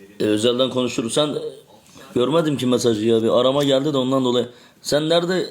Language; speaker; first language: Turkish; native; Turkish